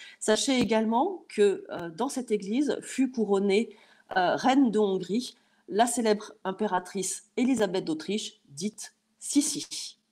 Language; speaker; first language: French; native; French